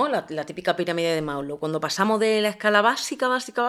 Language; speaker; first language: Spanish; native; Spanish